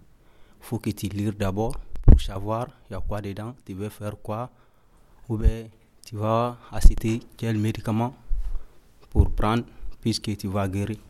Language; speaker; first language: French; non-native, learner; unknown